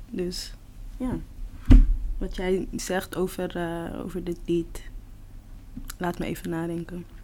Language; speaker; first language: Dutch; non-native, local second language; Papiamento